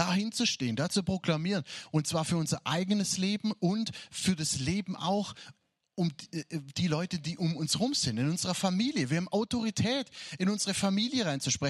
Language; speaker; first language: German; native; German